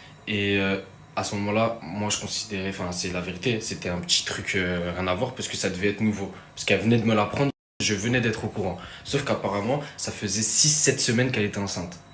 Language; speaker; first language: French; native; French